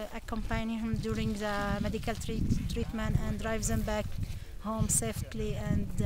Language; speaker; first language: English; non-native, learner; Arabic